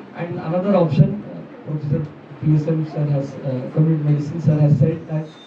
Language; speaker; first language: English; non-native, local second language; Marathi